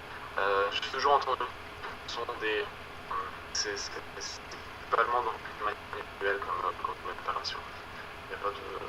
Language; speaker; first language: French; native; French